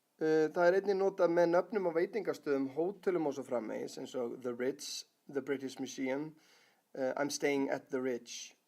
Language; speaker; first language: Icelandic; native; Icelandic